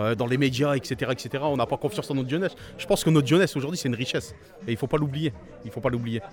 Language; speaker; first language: French; native; French